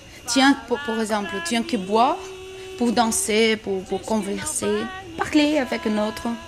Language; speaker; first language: French; non-native, learner; Portuguese